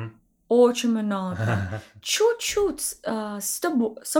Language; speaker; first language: Russian; non-native, learner; English